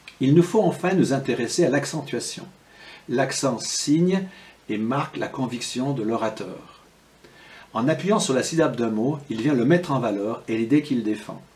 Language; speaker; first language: French; native; French